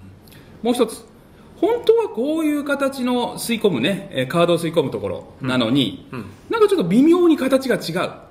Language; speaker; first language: Japanese; native; Japanese